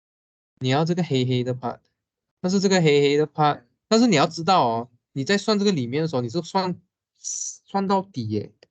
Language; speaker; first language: Chinese; native; Chinese